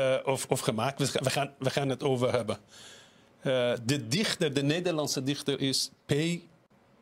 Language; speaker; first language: Dutch; non-native, fluent; Persian